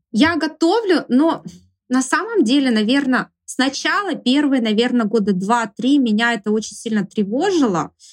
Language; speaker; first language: Russian; native; Russian